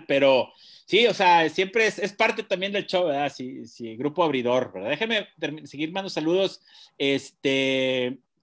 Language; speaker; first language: Spanish; native; Spanish